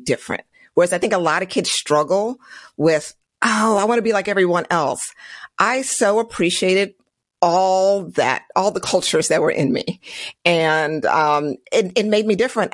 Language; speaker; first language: English; native; English